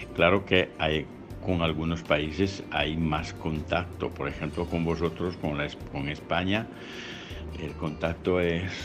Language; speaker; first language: Spanish; non-native, learner; Italian